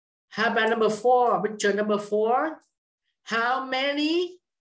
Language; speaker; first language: English; non-native, fluent; Vietnamese